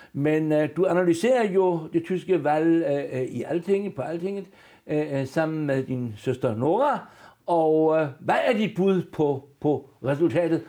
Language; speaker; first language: Danish; native; Danish